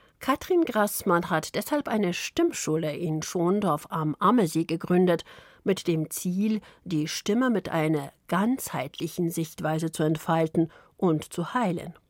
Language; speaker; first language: German; early bilingual, other home language; Polish